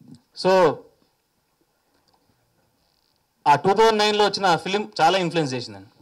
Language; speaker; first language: Telugu; native; Telugu